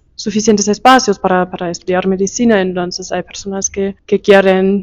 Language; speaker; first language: Spanish; non-native, fluent; German